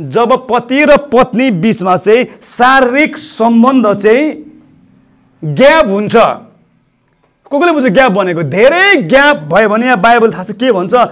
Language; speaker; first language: Nepali; non-native, local second language; Eastern Tamang